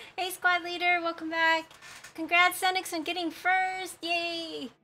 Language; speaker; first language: English; native; English